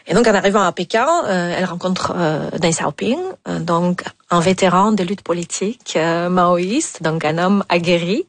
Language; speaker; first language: French; non-native, fluent; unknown